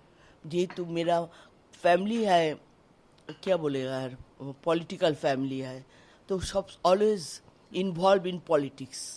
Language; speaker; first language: Hindi; non-native, local second language; Bangla